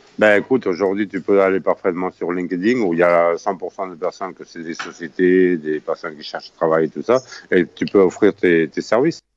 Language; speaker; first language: French; non-native, fluent; Spanish